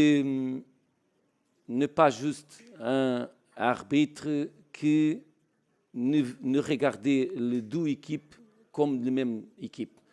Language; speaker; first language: French; non-native, learner; Portuguese